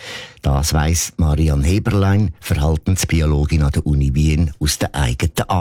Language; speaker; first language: German; native; German